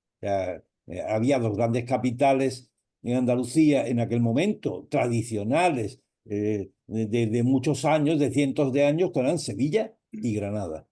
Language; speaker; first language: Spanish; native; Spanish